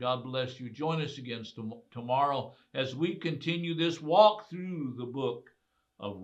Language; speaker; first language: English; native; English